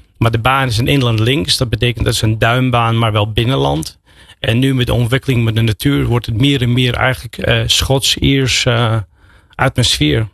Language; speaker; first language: Dutch; non-native, fluent; English